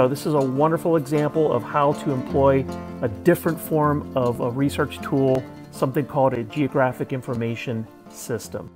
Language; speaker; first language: English; native; English